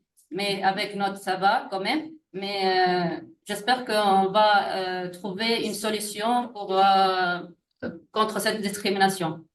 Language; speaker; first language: French; non-native, learner; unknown